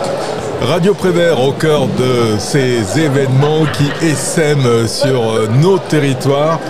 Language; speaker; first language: French; native; French